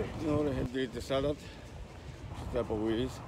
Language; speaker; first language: Swedish; non-native, learner; Spanish